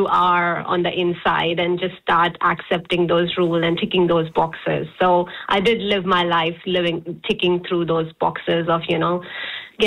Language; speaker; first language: English; non-native, local second language; Hindi